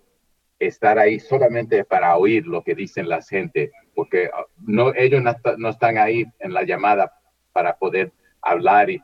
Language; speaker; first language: Spanish; early bilingual, heritage; Spanish